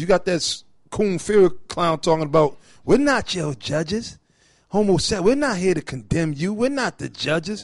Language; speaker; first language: English; native; English